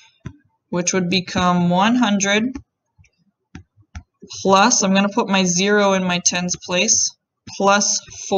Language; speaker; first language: English; native; English